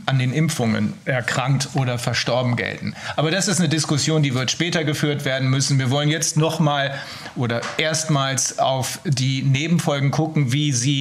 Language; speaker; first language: German; native; German